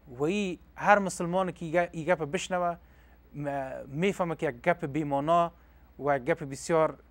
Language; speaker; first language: Persian; non-native, local second language; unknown